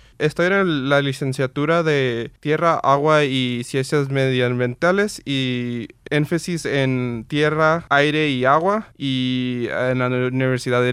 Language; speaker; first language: Spanish; early bilingual, heritage; Spanish